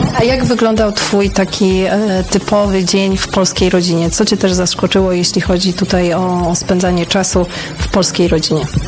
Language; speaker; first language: Polish; native; Polish